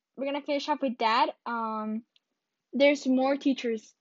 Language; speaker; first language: English; early bilingual, other home language; Spanish